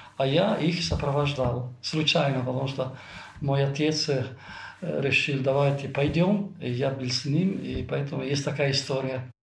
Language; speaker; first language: Russian; non-native, fluent; Italian